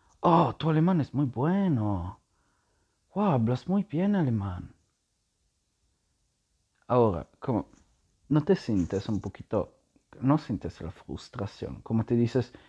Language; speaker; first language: Spanish; non-native, learner; Italian